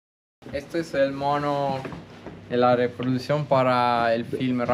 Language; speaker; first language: Spanish; non-native, learner; Italian